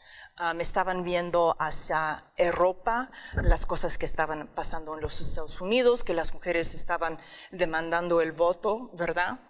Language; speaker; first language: Spanish; early bilingual, heritage; English